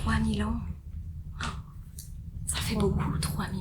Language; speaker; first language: French; native; French